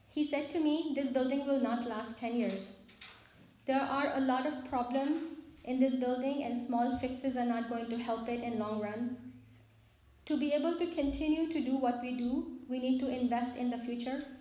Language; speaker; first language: English; non-native, local second language; Urdu